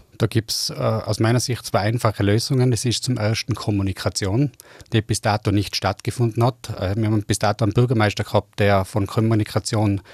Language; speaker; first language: German; native; German